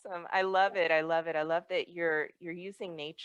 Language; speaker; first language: English; native; English